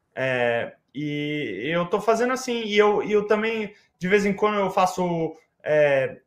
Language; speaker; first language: Portuguese; early bilingual, heritage; English